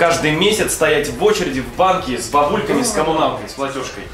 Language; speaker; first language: Russian; native; Russian